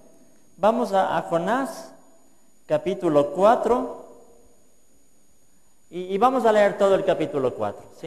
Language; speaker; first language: Spanish; native; Spanish